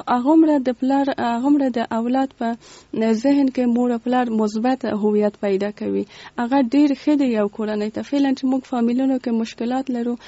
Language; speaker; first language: Pashto; non-native, local second language; Persian